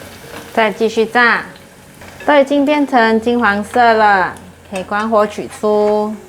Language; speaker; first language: Chinese; native; Chinese